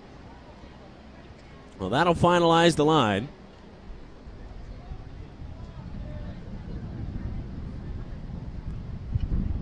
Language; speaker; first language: English; native; English